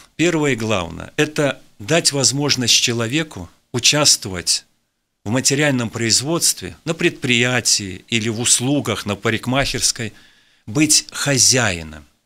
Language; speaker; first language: Russian; native; Russian